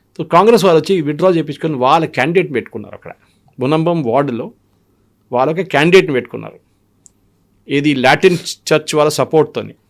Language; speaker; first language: Telugu; non-native, local second language; Malayalam